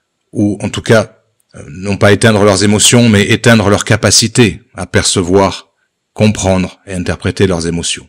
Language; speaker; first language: French; native; French